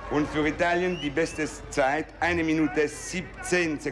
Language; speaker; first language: German; non-native, local second language; Italian